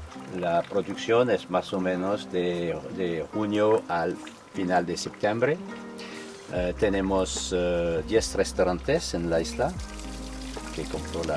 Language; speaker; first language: Spanish; non-native, learner; French